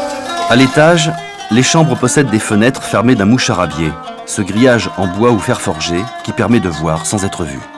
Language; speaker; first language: French; native; French